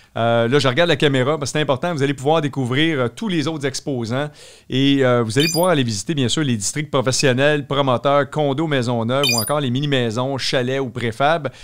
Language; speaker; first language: French; native; French